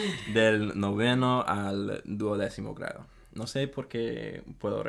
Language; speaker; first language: Spanish; non-native, fluent; English